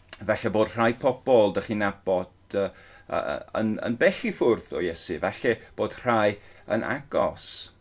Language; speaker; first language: Welsh; non-native, local second language; English